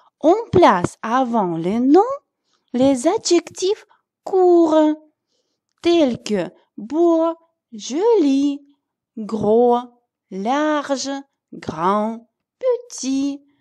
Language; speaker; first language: French; non-native, fluent; Russian